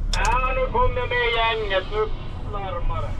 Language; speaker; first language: Swedish; native; Swedish